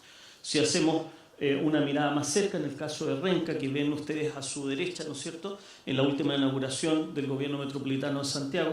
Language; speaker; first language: Spanish; native; Spanish